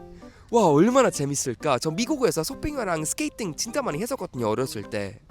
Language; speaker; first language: Korean; non-native, fluent; Swedish